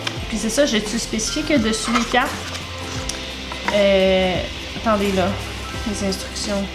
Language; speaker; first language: French; native; French